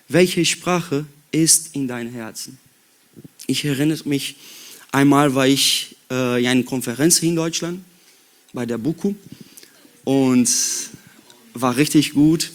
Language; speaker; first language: German; non-native, learner; Portuguese